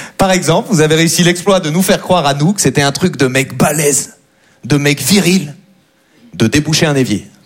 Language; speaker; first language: French; native; French